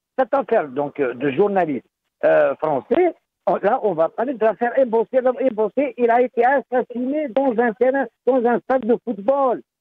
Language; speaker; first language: French; non-native, local second language; Kabyle